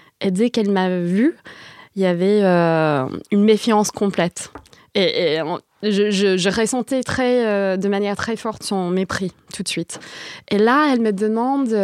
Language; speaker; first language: French; non-native, fluent; Vietnamese